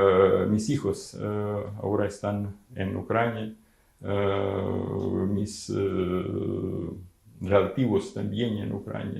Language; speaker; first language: Spanish; non-native, fluent; Ukrainian